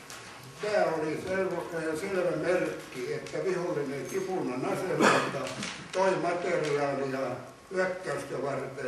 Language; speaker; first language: Finnish; native; Finnish